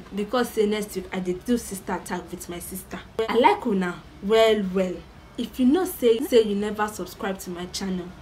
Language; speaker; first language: Nigerian Pidgin; non-native, local second language; Yoruba